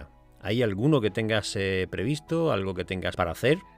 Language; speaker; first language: Spanish; native; Spanish